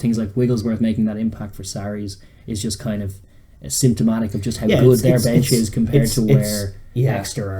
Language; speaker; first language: English; native; English